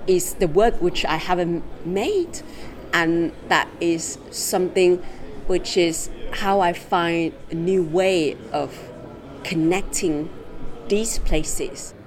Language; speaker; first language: English; non-native, fluent; Chinese